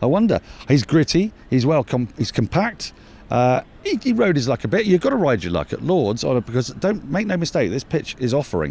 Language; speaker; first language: English; native; English